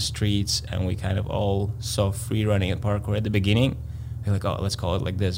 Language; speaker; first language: English; non-native, fluent; Latvian